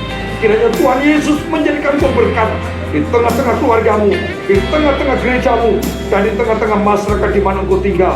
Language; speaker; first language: Indonesian; native; Indonesian